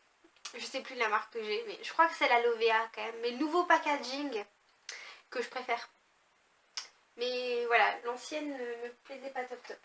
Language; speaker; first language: French; native; French